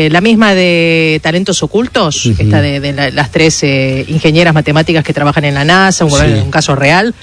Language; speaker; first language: Spanish; native; Spanish